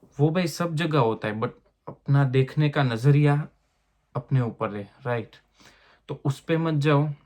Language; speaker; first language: Hindi; non-native, local second language; Gujarati